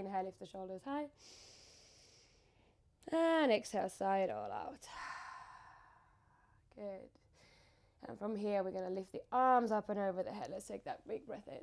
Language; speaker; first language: English; non-native, fluent; Finnish